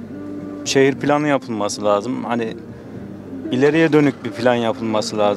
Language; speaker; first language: Turkish; native; Turkish